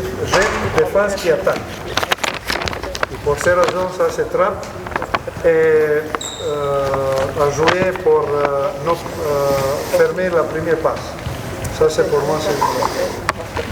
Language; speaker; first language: French; non-native, learner; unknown